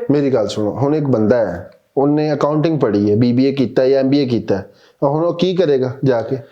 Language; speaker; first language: Punjabi; non-native, local second language; Urdu